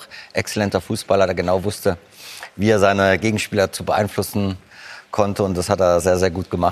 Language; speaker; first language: German; native; German